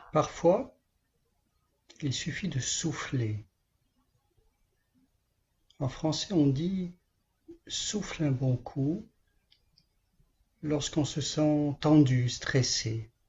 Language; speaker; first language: French; native; French